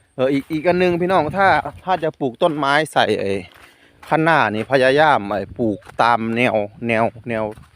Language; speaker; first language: Thai; non-native, local second language; Northeastern Thai